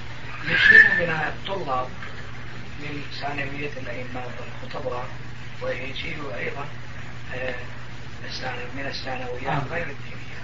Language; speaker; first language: Arabic; non-native, fluent; Turkish